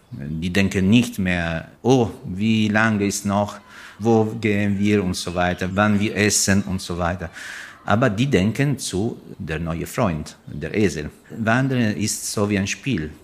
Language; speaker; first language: German; non-native, learner; Italian